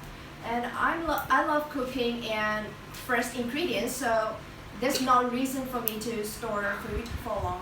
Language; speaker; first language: English; non-native, learner; Vietnamese